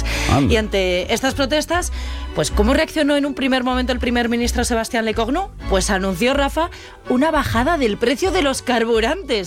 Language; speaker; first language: Spanish; native; Spanish